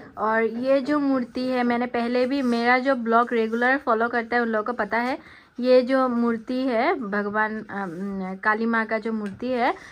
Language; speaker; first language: Hindi; non-native, local second language; Bangla